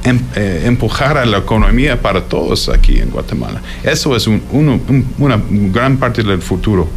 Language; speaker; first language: Spanish; non-native, fluent; English